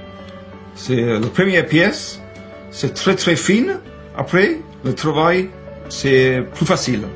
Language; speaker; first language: French; non-native, learner; English